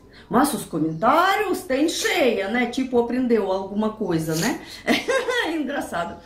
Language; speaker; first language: Portuguese; non-native, fluent; Russian